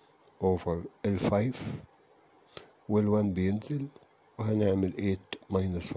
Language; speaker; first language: Arabic; native; Arabic